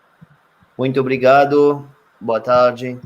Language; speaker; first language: Portuguese; non-native, fluent; Hebrew